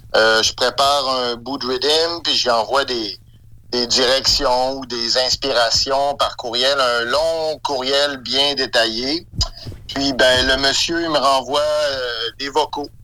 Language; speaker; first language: French; native; French